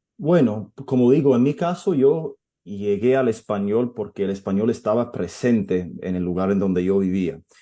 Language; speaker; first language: Spanish; non-native, fluent; English